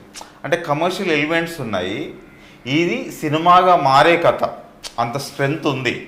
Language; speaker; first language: Telugu; native; Telugu